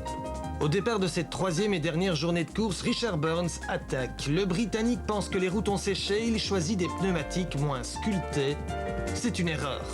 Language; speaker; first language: French; native; French